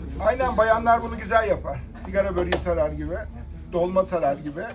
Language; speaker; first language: Turkish; native; Turkish